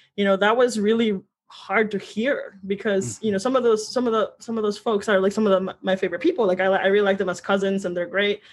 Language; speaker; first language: English; early bilingual, other home language; Spanish